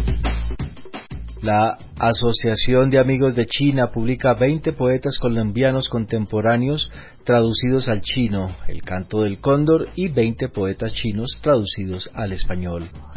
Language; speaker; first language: Spanish; native; Spanish